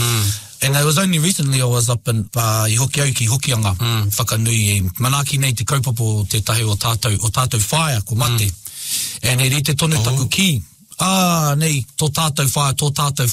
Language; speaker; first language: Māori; non-native, local second language; English